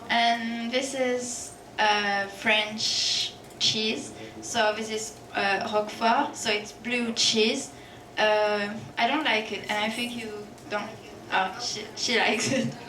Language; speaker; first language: English; non-native, fluent; French